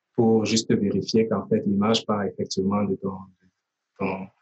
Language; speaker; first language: French; native; French